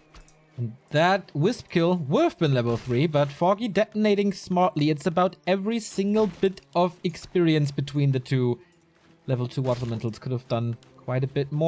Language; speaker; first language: English; non-native, fluent; German